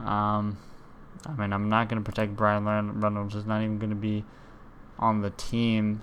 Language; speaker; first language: English; native; English